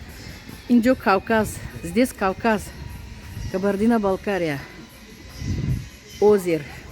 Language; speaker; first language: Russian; non-native, local second language; Tajik